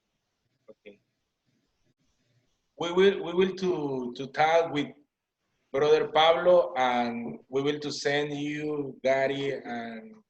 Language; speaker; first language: English; non-native, learner; Spanish